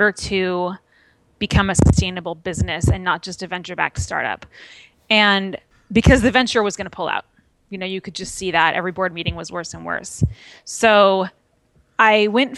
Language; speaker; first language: English; native; English